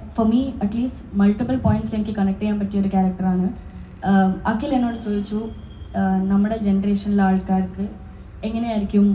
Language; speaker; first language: Malayalam; non-native, local second language; Tamil